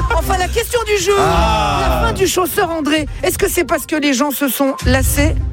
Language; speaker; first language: French; native; French